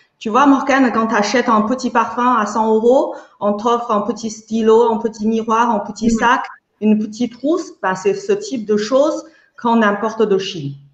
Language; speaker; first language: French; non-native, fluent; Chinese